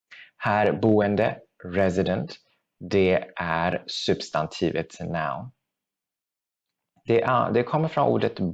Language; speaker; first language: Swedish; non-native, fluent; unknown